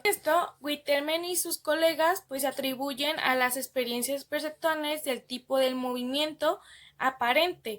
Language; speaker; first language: Spanish; native; Spanish